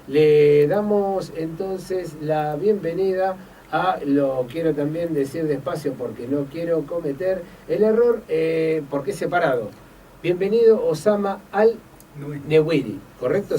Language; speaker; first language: Spanish; native; Spanish